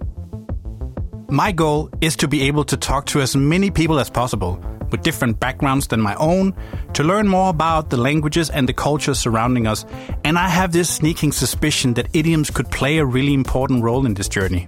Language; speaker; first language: English; non-native, fluent; Danish